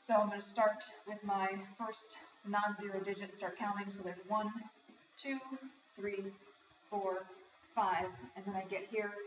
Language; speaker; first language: English; native; English